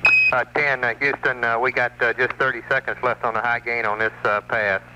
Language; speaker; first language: English; native; English